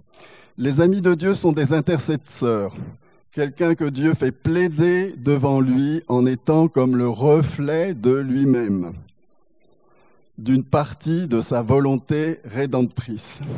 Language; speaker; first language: French; native; French